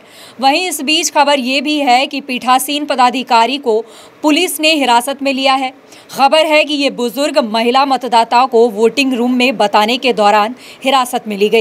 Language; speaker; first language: Hindi; native; Hindi